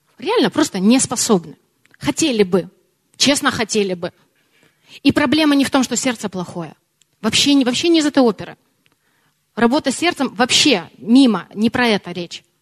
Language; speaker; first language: Russian; early bilingual, heritage; Russian